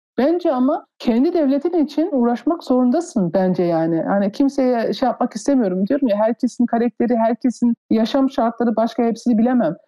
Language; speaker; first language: Turkish; early bilingual, heritage; Turkish